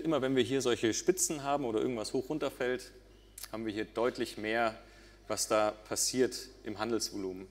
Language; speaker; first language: German; native; German